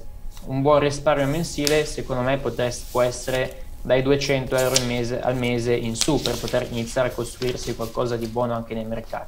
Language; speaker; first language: Italian; native; Italian